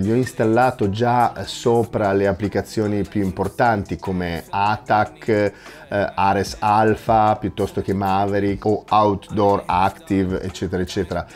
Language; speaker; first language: Italian; native; Italian